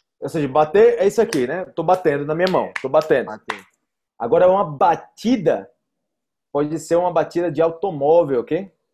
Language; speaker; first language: Portuguese; native; Portuguese